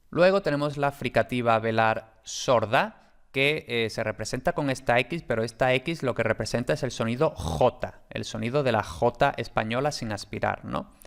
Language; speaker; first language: Spanish; native; Spanish